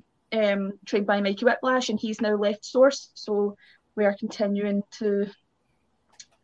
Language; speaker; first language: English; native; English